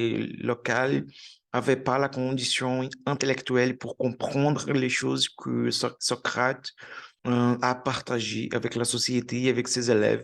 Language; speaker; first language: French; non-native, learner; Portuguese